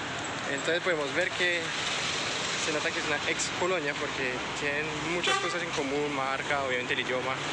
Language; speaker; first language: Spanish; non-native, fluent; French